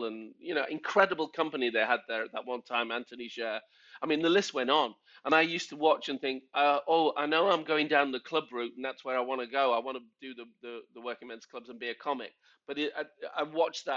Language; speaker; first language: English; native; English